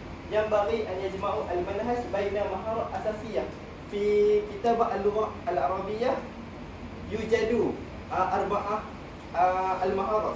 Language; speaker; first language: Arabic; non-native, learner; Malay